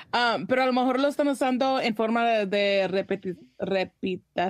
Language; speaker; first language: Spanish; early bilingual, heritage; Spanish